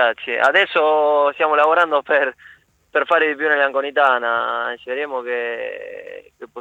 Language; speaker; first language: Italian; non-native, learner; Spanish